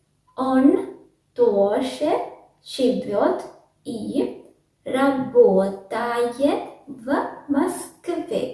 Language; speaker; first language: Russian; non-native, learner; Sinhala